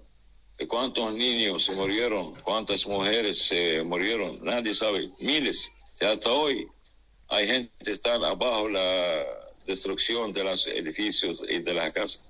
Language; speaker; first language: Spanish; non-native, fluent; Arabic